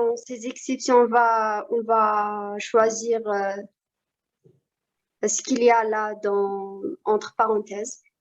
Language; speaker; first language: French; non-native, learner; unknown